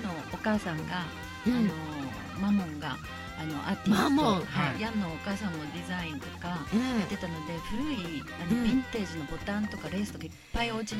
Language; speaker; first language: Japanese; native; Japanese